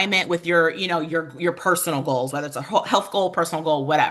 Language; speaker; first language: English; native; English